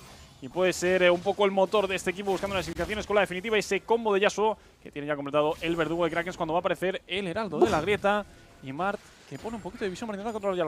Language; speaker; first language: Spanish; native; Spanish